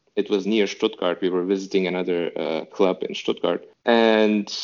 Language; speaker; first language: English; non-native, fluent; Turkish